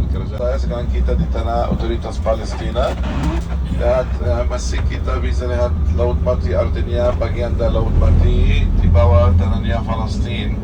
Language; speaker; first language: Indonesian; non-native, fluent; Arabic